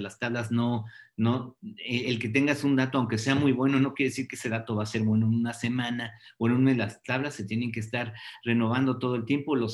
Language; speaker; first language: Spanish; native; Spanish